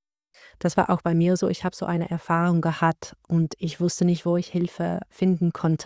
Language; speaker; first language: German; non-native, learner; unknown